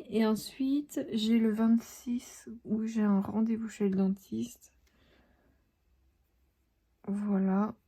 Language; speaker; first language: French; native; French